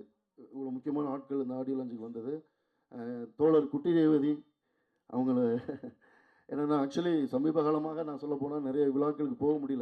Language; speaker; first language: Tamil; native; Tamil